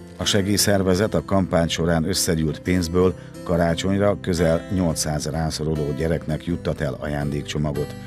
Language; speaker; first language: Hungarian; native; Hungarian